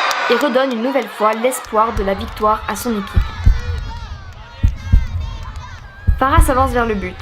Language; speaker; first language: French; native; French